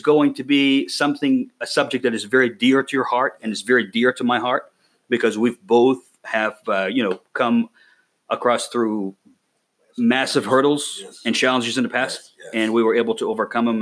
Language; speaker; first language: English; non-native, fluent; Arabic